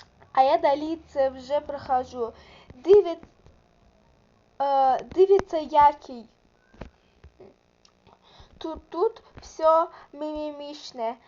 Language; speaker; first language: Ukrainian; non-native, learner; Russian